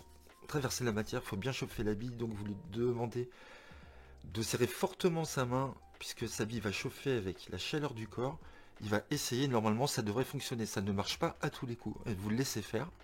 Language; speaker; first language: French; native; French